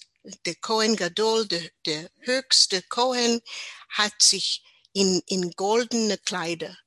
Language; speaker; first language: German; non-native, learner; English